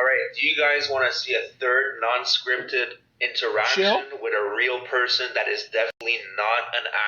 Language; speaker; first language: English; native; English